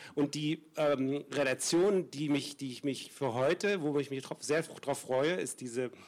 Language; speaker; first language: German; native; German